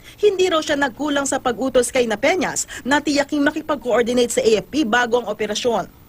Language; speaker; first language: Filipino; native; Filipino